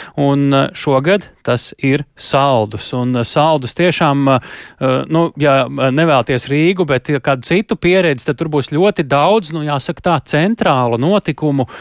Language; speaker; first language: Latvian; native; Latvian